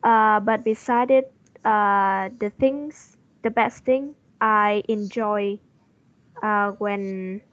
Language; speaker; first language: English; non-native, learner; Vietnamese